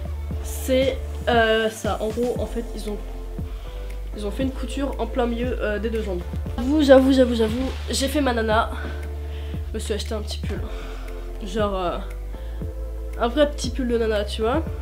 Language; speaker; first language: French; native; French